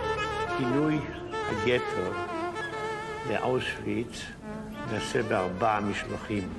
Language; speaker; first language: Hebrew; non-native, fluent; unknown